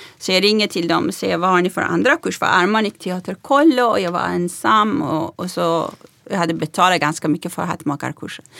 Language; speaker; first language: Swedish; non-native, fluent; Persian